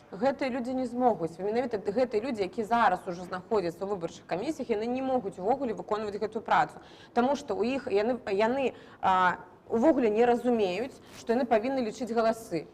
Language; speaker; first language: Belarusian; non-native, local second language; Russian